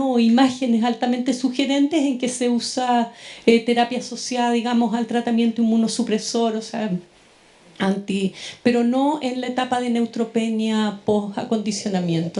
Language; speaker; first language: Spanish; native; Spanish